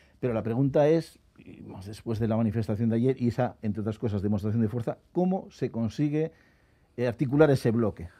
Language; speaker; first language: Spanish; native; Spanish